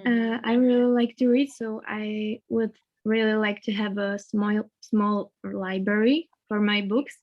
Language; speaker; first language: English; non-native, learner; Czech